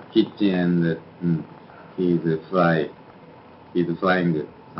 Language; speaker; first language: English; non-native, learner; Japanese